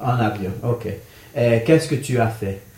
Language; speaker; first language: French; non-native, fluent; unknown